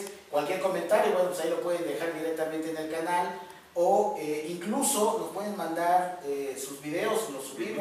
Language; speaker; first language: Spanish; native; Spanish